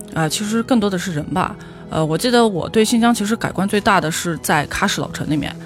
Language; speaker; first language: Chinese; native; Chinese